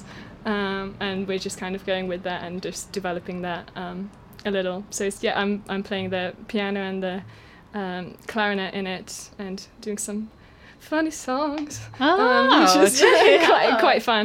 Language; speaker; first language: English; non-native, fluent; Hungarian